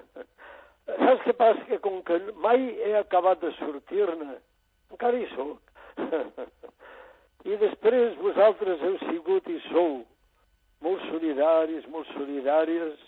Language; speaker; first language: Catalan; native; Catalan